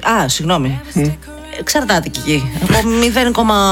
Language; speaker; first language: Greek; native; Greek